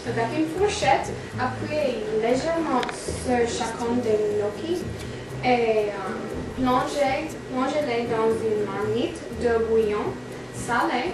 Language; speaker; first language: French; non-native, learner; English